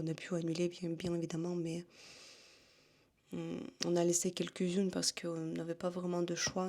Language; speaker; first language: French; non-native, fluent; Russian